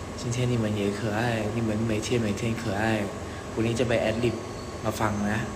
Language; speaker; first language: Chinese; non-native, learner; Thai